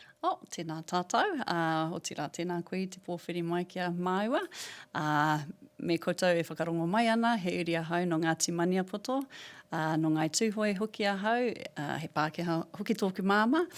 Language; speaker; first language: Māori; non-native, local second language; English